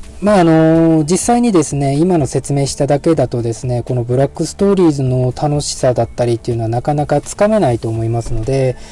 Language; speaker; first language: Japanese; native; Japanese